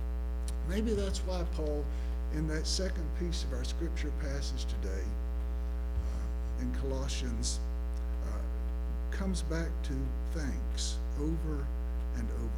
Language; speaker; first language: English; native; English